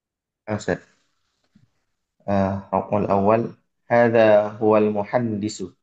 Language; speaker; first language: Arabic; non-native, learner; Indonesian